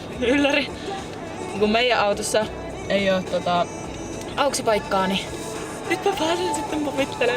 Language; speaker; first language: Finnish; native; Finnish